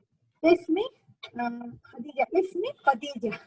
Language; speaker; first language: Arabic; non-native, learner; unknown